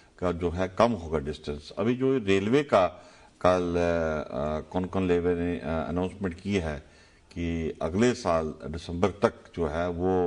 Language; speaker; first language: Urdu; non-native, local second language; Dogri